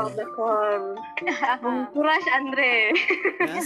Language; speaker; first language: French; non-native, learner; Indonesian